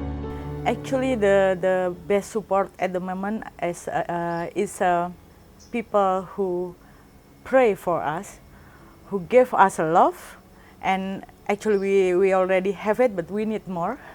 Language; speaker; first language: English; non-native, learner; Indonesian